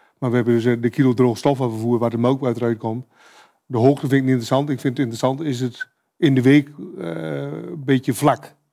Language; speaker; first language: Dutch; native; Dutch